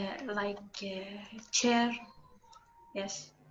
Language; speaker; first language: English; non-native, learner; Arabic